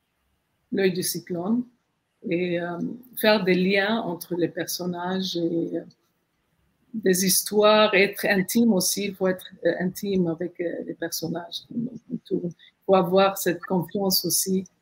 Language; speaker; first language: French; non-native, fluent; Arabic